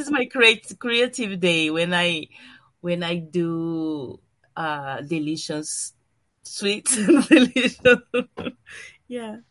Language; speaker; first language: English; non-native, learner; Portuguese